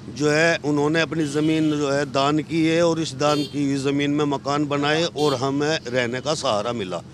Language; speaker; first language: Hindi; native; Hindi